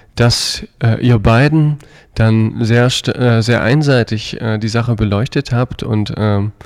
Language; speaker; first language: German; non-native, fluent; Russian